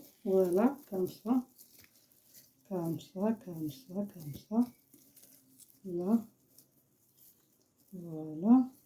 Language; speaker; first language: French; non-native, learner; Arabic